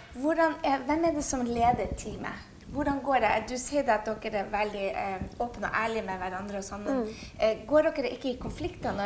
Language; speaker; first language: Norwegian; native; Norwegian